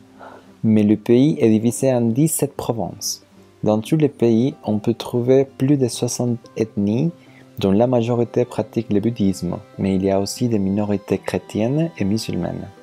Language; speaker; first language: French; non-native, learner; Spanish